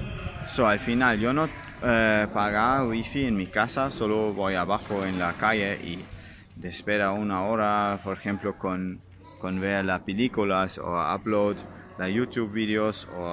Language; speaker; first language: Spanish; non-native, learner; German